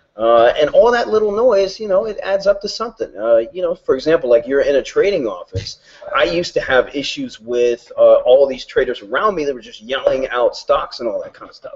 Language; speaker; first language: English; native; English